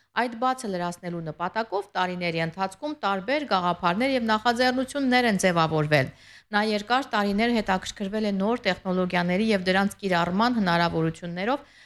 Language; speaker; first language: Armenian; native; Armenian